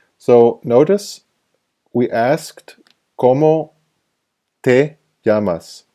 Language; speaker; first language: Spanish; non-native, fluent; English